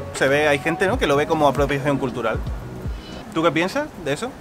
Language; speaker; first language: Spanish; native; Spanish